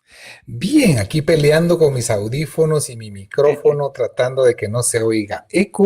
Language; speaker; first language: Spanish; native; Spanish